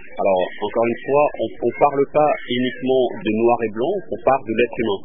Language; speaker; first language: French; early bilingual, other home language; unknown